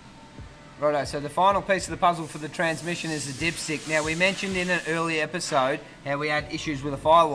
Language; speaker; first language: English; native; English